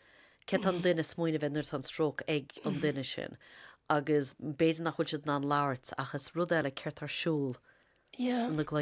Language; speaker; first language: Irish; native; Irish